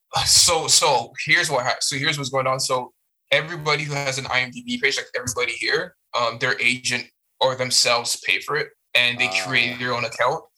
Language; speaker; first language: English; non-native, fluent; French